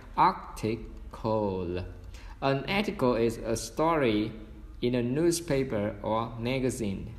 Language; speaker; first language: English; non-native, fluent; Vietnamese